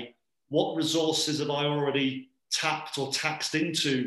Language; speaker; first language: English; native; English